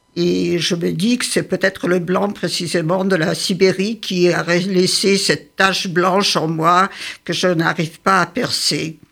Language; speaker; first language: French; early bilingual, other home language; Yiddish